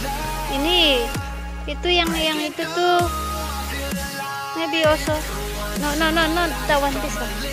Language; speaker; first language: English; non-native, learner; Indonesian